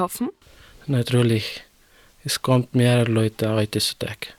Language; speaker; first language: German; non-native, learner; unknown